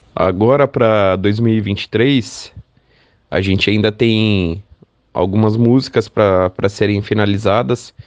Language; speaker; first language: Portuguese; native; Portuguese